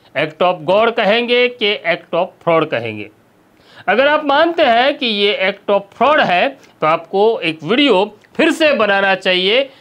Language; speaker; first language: Hindi; non-native, local second language; Gujarati